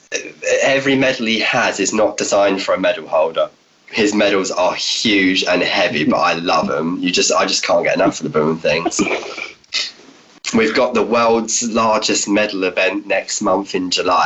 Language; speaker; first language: English; native; English